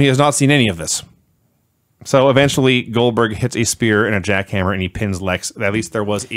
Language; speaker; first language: English; native; English